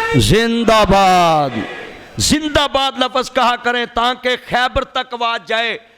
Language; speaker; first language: Urdu; non-native, local second language; Punjabi